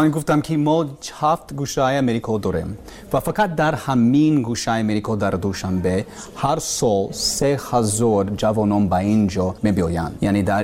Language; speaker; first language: Persian; non-native, learner; English